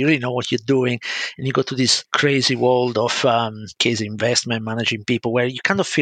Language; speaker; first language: English; non-native, fluent; Italian